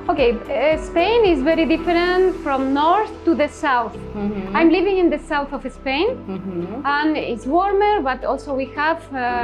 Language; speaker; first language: English; non-native, learner; Spanish